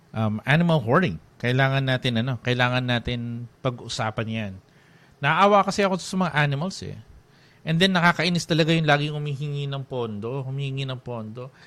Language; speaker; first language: Filipino; native; Filipino